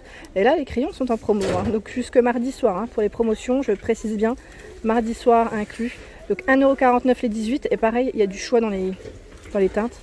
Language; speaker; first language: French; native; French